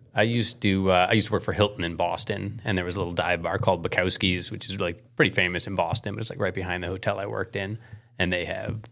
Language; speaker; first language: English; native; English